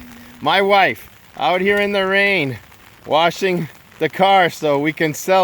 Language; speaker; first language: English; native; English